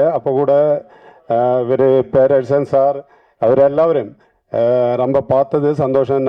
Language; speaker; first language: Tamil; non-native, learner; Malayalam